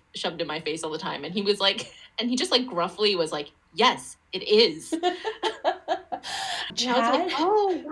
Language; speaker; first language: English; early bilingual, other home language; Chinese